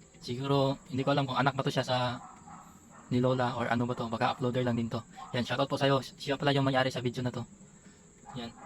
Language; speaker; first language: Filipino; non-native, local second language; Cebuano